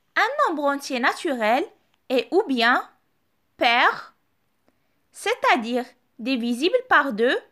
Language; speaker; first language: French; non-native, local second language; Arabic